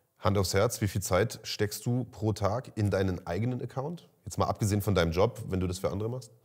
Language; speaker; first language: German; native; German